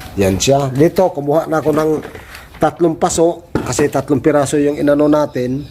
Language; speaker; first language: Filipino; native; Filipino